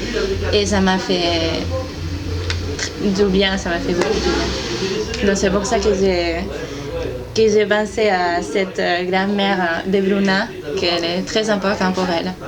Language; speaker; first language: French; non-native, fluent; Spanish